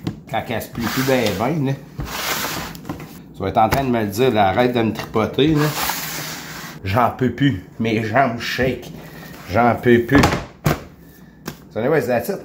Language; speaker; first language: French; native; French